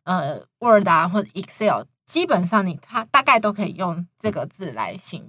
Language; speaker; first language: Chinese; native; Chinese